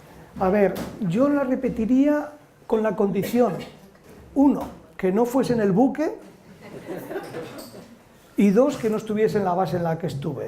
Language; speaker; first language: Spanish; native; Spanish